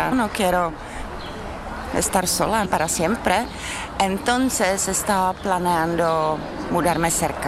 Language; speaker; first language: Spanish; non-native, learner; Czech